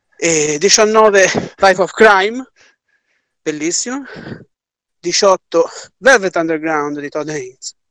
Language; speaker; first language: Italian; native; Italian